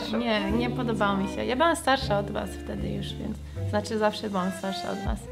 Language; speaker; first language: Polish; early bilingual, heritage; Polish